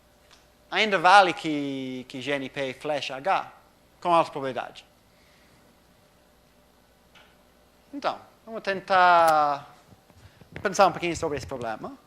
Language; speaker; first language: Portuguese; non-native, fluent; English